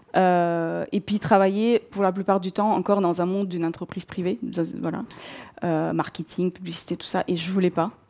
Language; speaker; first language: French; non-native, fluent; Russian